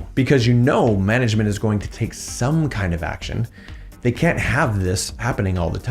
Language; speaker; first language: English; native; English